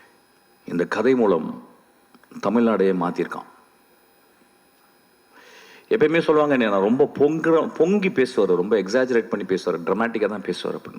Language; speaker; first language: Tamil; native; Tamil